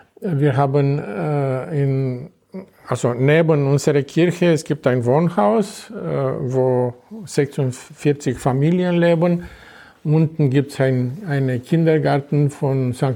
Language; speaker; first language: German; non-native, fluent; Romanian